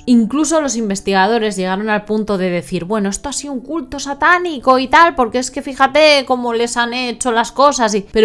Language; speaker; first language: Spanish; native; Spanish